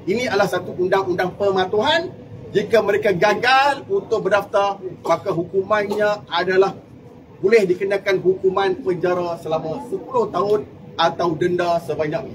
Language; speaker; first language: Malay; native; Malay